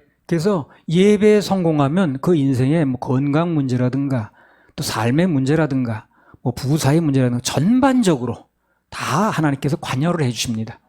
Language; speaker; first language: Korean; native; Korean